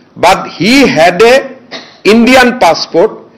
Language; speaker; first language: English; non-native, local second language; Assamese